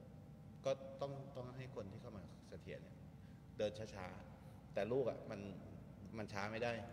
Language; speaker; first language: Thai; native; Thai